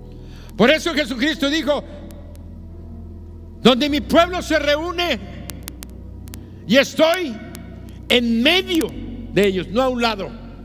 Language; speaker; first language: Spanish; native; Spanish